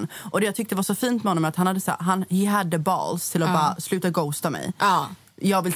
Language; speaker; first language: Swedish; native; Swedish